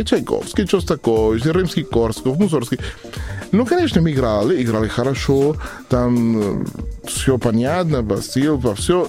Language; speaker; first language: Russian; non-native, learner; Spanish